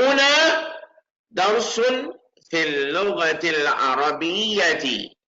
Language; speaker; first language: Arabic; non-native, fluent; English